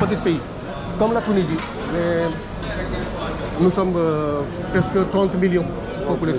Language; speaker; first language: French; non-native, learner; Nepali